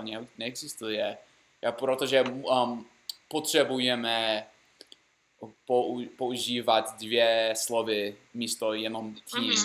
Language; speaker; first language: Czech; non-native, learner; English